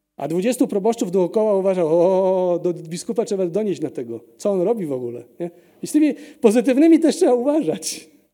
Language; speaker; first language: Polish; early bilingual, heritage; Polish